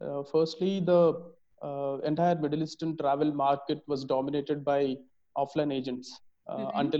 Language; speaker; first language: English; non-native, local second language; Telugu